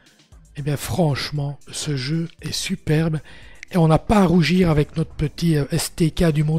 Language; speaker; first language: French; native; French